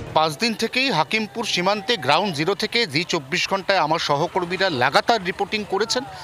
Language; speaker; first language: Bangla; native; Bangla